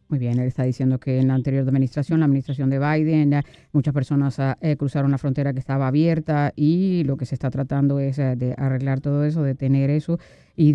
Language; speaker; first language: Spanish; native; Spanish